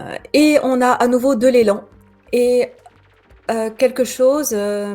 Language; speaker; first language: French; native; French